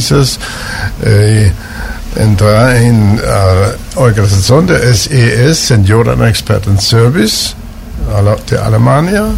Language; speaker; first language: Spanish; non-native, learner; German